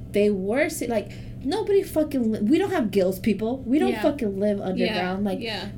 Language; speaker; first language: English; non-native, fluent; Spanish